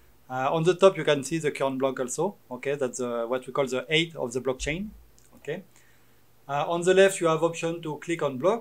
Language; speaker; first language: English; non-native, fluent; French